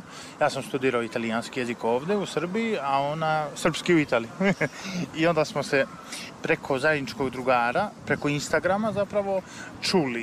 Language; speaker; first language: Serbian; native; Serbian